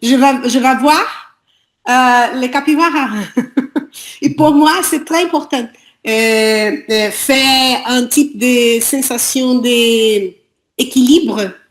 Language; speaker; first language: French; non-native, learner; Portuguese